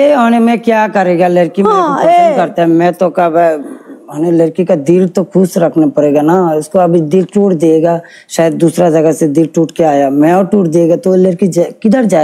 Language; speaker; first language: Hindi; non-native, learner; Bangla